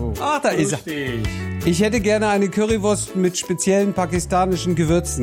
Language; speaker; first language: German; native; German